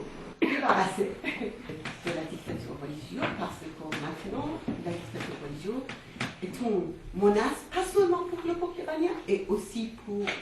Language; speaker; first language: French; non-native, fluent; Persian